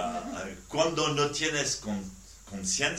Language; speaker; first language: Spanish; non-native, learner; French